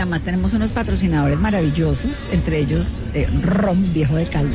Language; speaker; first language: Spanish; native; Spanish